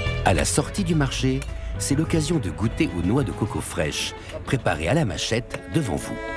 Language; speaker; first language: French; native; French